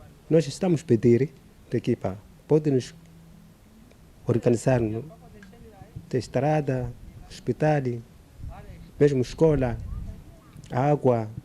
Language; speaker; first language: Portuguese; non-native, local second language; Makhuwa